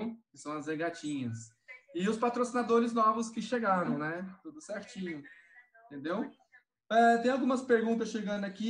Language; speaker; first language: Portuguese; native; Portuguese